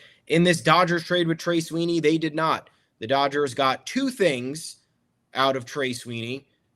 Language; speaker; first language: English; native; English